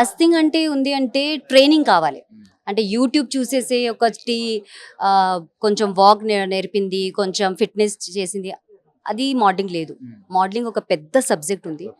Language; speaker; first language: Telugu; non-native, learner; Hindi